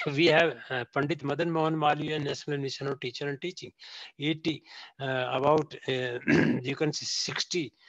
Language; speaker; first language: English; non-native, local second language; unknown